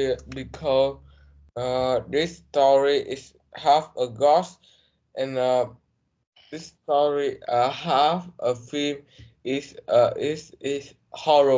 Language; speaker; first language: English; non-native, learner; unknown